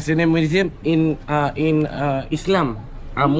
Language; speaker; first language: English; non-native, learner; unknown